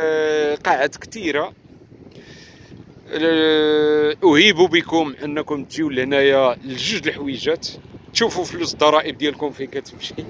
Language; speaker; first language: Arabic; native; Arabic